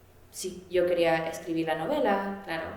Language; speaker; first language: Spanish; early bilingual, heritage; Spanish